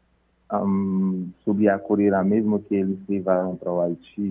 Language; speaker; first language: Portuguese; non-native, fluent; Haitian Creole